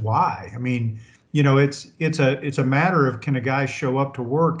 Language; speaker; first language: English; native; English